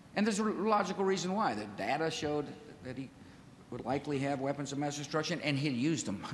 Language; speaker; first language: English; native; English